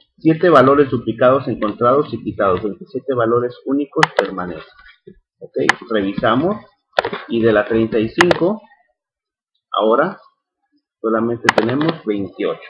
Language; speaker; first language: Spanish; native; Spanish